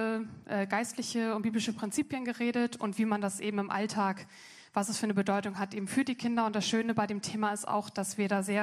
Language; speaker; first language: German; native; German